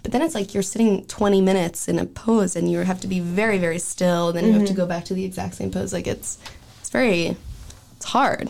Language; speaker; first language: English; early bilingual, other home language; French